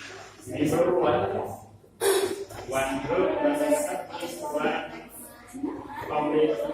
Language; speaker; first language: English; non-native, learner; Indonesian